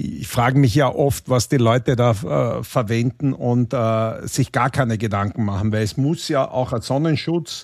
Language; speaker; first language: German; native; German